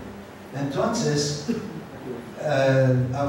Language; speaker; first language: Spanish; non-native, fluent; English